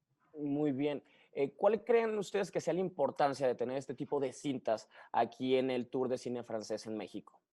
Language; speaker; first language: Spanish; native; Spanish